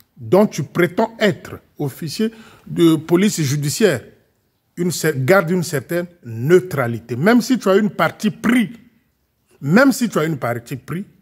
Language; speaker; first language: French; non-native, local second language; Lingala